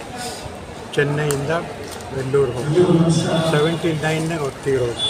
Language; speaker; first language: Kannada; non-native, learner; Tamil